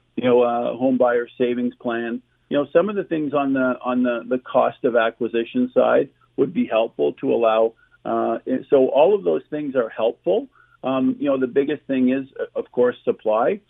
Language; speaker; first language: English; native; English